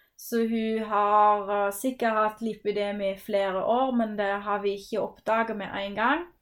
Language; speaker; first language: Norwegian; non-native, fluent; German